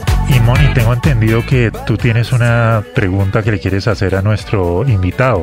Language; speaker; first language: Spanish; native; Spanish